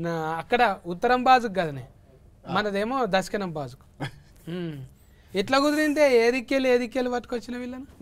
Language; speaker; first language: Telugu; native; Telugu